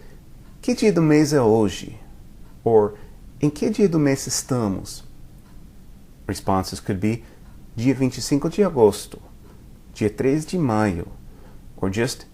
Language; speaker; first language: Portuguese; non-native, fluent; English